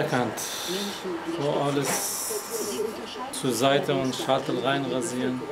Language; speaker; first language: German; non-native, learner; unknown